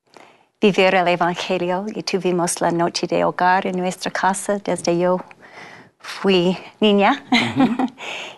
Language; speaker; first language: Spanish; non-native, learner; English